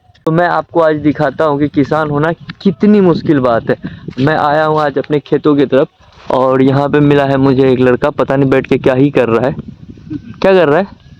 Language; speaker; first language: Hindi; native; Hindi